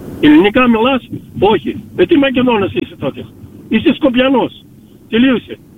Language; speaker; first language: Greek; early bilingual, heritage; Greek